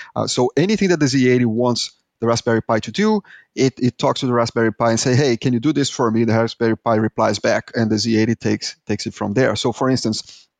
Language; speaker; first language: English; non-native, fluent; Portuguese